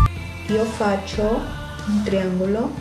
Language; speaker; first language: Italian; non-native, fluent; Spanish